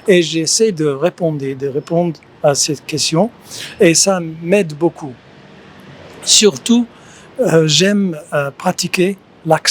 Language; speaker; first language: French; early bilingual, heritage; English